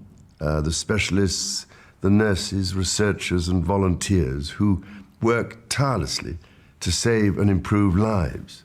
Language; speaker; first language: English; native; English